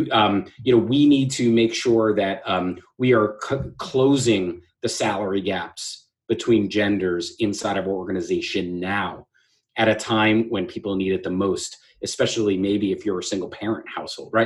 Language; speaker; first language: English; native; English